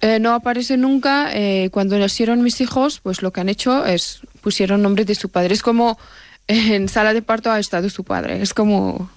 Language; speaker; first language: Spanish; non-native, fluent; Persian